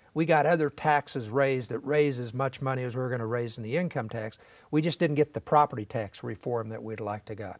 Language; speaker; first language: English; native; English